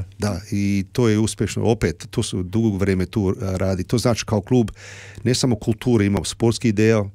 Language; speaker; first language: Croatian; early bilingual, heritage; Serbian